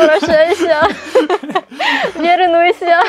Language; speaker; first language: Russian; non-native, learner; Korean